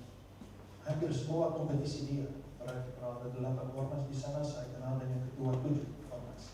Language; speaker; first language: Indonesian; non-native, fluent; Dutch